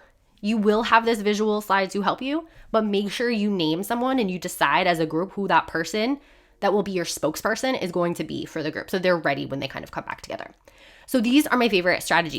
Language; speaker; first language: English; native; English